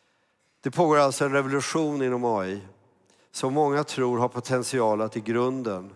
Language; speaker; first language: Swedish; native; Swedish